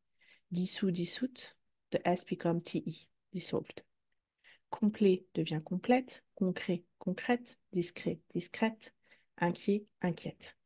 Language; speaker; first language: French; native; French